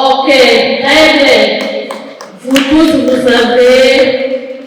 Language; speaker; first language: French; non-native, local second language; Kinyarwanda